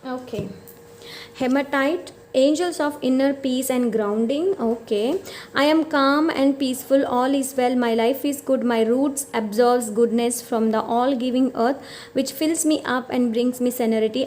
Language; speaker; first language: English; non-native, local second language; Kannada